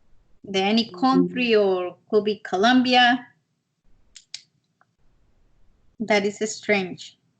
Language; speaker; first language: English; non-native, learner; Spanish